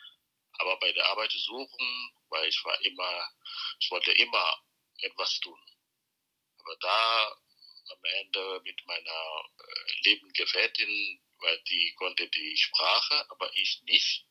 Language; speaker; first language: German; non-native, fluent; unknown